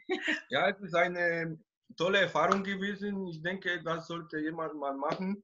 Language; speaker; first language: German; non-native, fluent; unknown